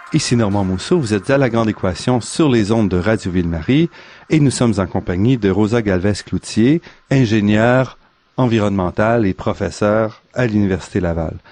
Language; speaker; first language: French; native; French